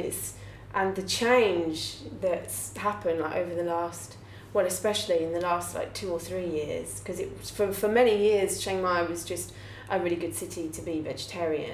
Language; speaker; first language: English; native; English